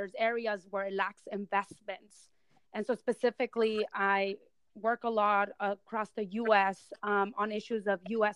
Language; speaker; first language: English; early bilingual, other home language; Spanish